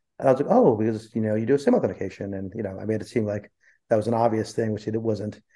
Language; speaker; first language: English; early bilingual, other home language; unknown